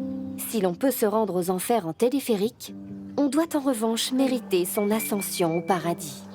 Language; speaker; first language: French; native; French